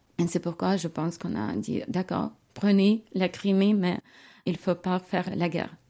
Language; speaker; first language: French; non-native, fluent; Ukrainian